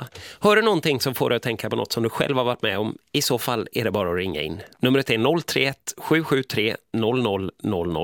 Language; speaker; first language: Swedish; native; Swedish